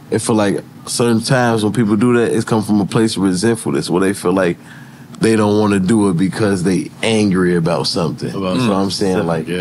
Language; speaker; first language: English; native; English